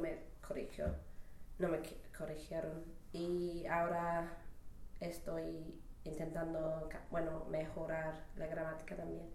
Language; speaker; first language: Spanish; non-native, fluent; English